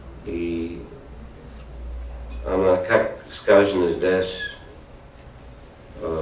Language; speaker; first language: Russian; non-native, learner; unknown